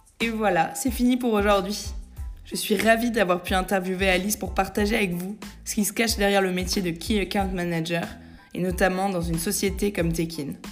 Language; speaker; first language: French; native; French